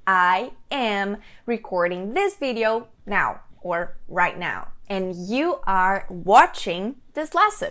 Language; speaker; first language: English; non-native, fluent; Portuguese